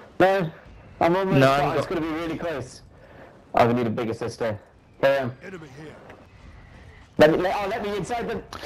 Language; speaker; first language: English; native; English